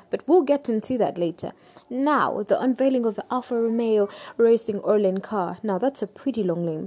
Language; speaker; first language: English; non-native, local second language; Ganda